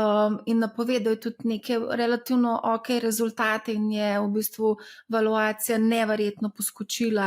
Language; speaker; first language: Slovenian; native; Slovenian